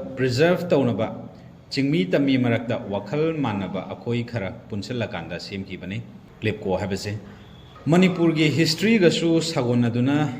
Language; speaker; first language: Manipuri; non-native, local second language; Thado Chin